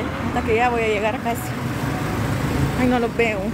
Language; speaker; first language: Spanish; native; Spanish